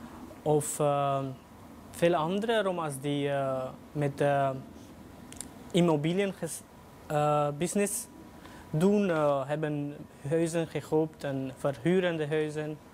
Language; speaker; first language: Dutch; non-native, fluent; Romany